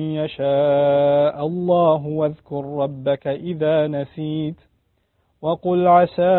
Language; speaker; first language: Arabic; non-native, fluent; Urdu